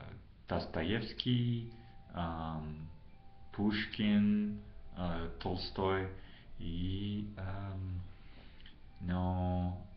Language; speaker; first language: Russian; non-native, learner; English